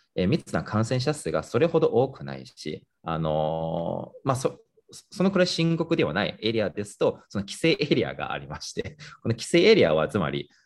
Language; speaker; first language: Japanese; non-native, fluent; Chinese